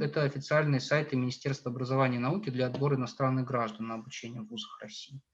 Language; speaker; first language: Russian; native; Russian